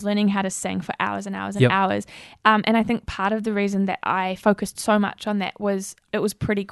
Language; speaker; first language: English; native; English